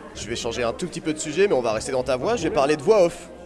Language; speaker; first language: French; native; French